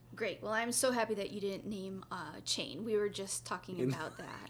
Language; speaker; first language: English; non-native, fluent; Spanish